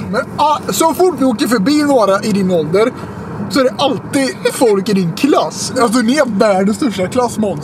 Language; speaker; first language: Swedish; native; Swedish